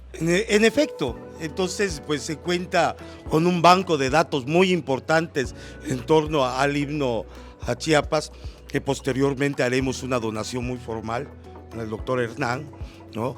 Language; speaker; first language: Spanish; native; Spanish